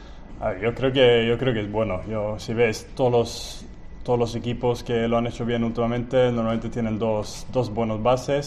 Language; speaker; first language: Spanish; non-native, fluent; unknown